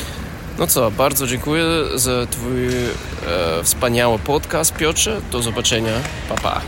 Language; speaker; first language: Polish; non-native, learner; English